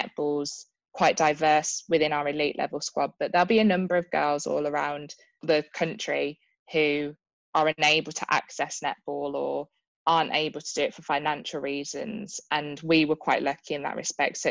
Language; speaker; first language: English; native; English